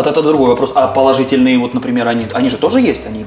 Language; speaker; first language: Russian; native; Russian